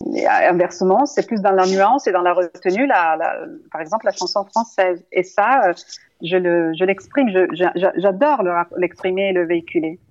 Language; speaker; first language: French; non-native, fluent; Italian